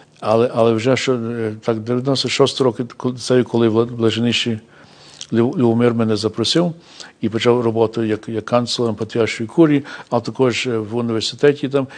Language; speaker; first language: Ukrainian; early bilingual, heritage; Ukrainian